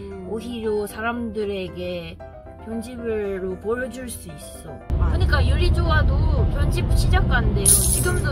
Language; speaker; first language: Korean; non-native, learner; Japanese